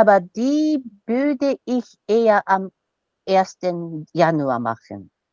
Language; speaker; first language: German; non-native, fluent; Japanese